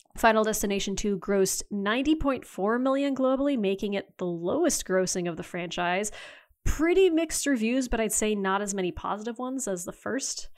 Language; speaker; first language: English; native; English